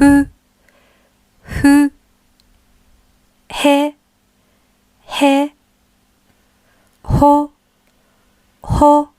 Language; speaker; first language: French; non-native, fluent; Japanese